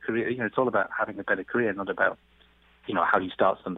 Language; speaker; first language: English; native; English